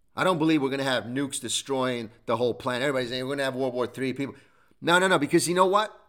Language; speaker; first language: English; non-native, fluent; Italian